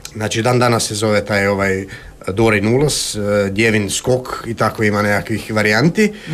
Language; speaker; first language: Croatian; native; Croatian